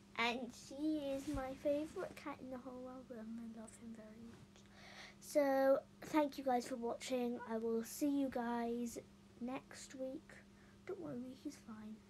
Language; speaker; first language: English; native; English